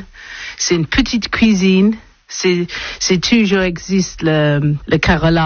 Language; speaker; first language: French; non-native, learner; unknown